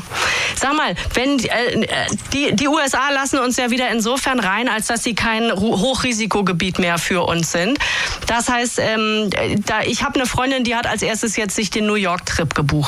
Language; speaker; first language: German; native; German